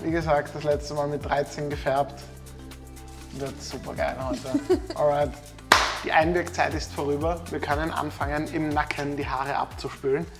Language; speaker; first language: German; native; German